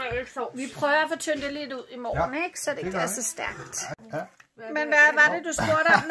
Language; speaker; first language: Danish; native; Danish